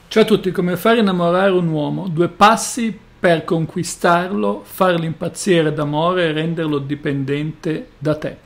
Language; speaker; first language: Italian; native; Italian